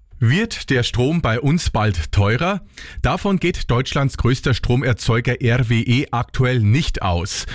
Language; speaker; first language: German; native; German